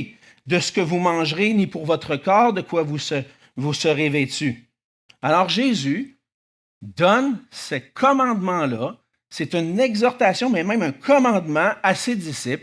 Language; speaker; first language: French; native; French